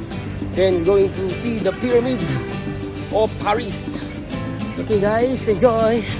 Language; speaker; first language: English; non-native, local second language; Filipino